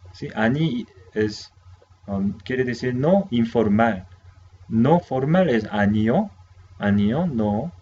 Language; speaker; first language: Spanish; non-native, fluent; Korean